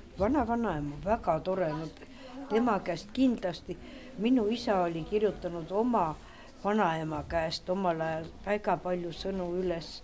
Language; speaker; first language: Estonian; native; Estonian